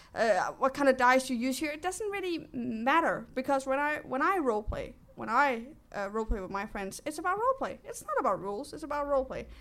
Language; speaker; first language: English; non-native, fluent; Danish